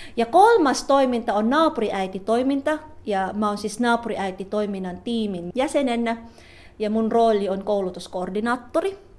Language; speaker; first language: Finnish; non-native, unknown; Filipino